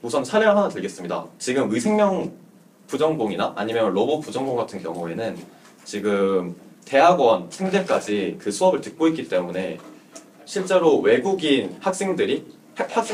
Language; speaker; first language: Korean; native; Korean